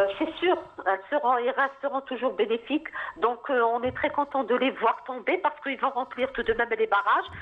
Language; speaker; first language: French; non-native, local second language; Arabic